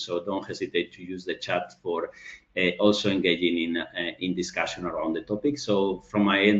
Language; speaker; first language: English; non-native, fluent; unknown